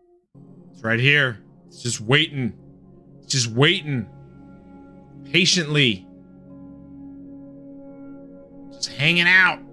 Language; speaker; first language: English; native; English